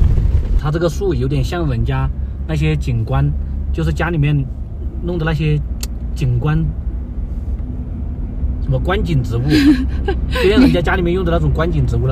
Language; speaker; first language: Chinese; native; Chinese